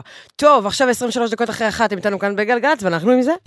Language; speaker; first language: Hebrew; native; Hebrew